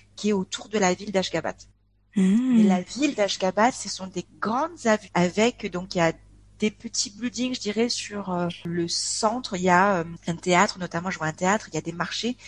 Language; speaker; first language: French; native; French